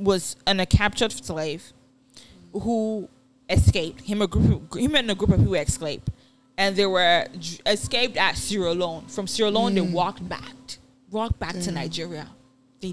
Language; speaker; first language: English; non-native, local second language; Yoruba